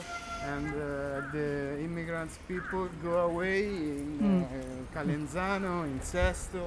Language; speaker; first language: English; non-native, learner; Italian